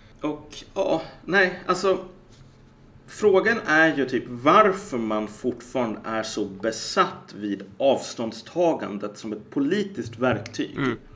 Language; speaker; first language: Swedish; native; Swedish